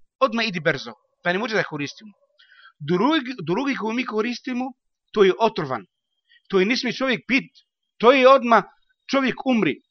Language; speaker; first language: Bosnian; non-native, learner; Arabic